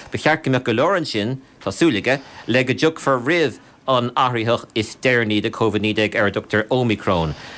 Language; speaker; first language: Irish; native; Irish